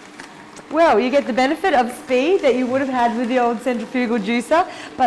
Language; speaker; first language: English; native; English